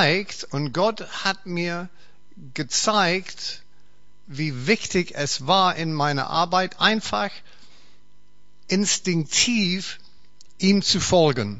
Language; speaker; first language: German; non-native, fluent; English